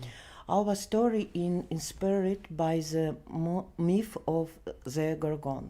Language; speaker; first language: English; non-native, learner; Belarusian